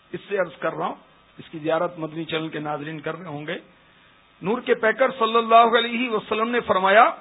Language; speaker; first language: Urdu; native; Urdu